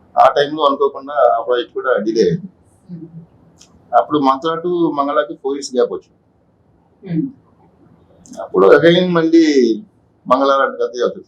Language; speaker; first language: Telugu; native; Telugu